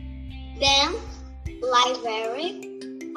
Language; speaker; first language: English; non-native, learner; Portuguese